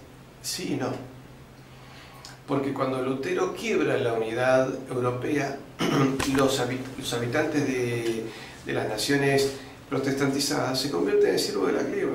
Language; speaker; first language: Spanish; native; Spanish